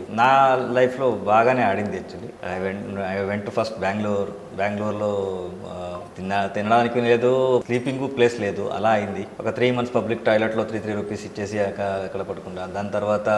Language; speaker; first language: Telugu; non-native, learner; Kannada